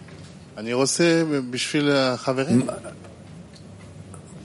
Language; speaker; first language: Hebrew; non-native, learner; French